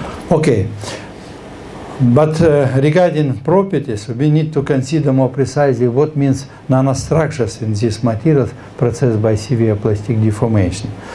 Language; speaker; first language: English; non-native, fluent; Russian